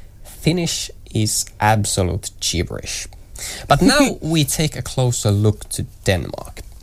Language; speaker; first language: English; non-native, fluent; Finnish